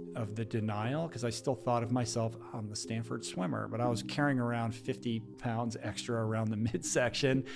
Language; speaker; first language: English; native; English